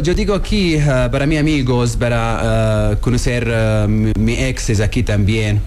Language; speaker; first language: Spanish; non-native, learner; Arabic